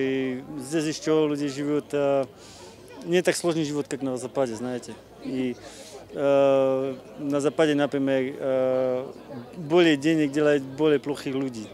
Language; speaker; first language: Russian; non-native, learner; Slovak